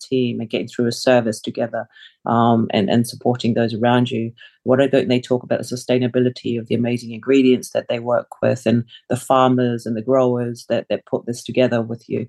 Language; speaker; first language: English; early bilingual, other home language; Samoan